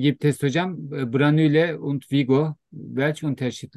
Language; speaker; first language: German; non-native, learner; Turkish